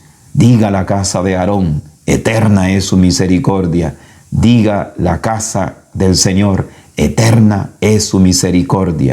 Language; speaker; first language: Spanish; native; Spanish